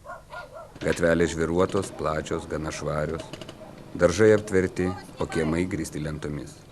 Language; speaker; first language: Lithuanian; native; Lithuanian